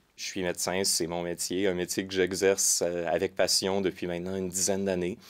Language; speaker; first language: French; native; French